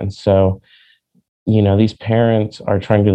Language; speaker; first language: English; native; English